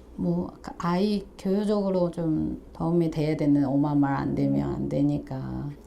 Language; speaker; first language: Korean; non-native, local second language; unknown